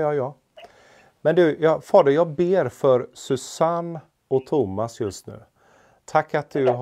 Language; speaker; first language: Swedish; native; Swedish